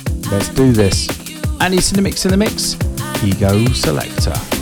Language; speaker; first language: English; native; English